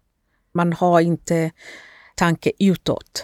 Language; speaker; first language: Swedish; non-native, fluent; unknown